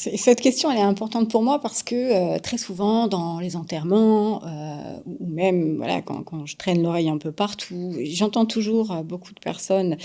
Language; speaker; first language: French; native; French